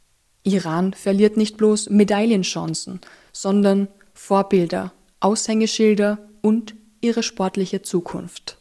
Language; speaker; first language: German; native; German